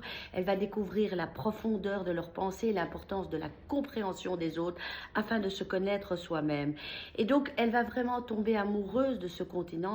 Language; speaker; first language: French; native; French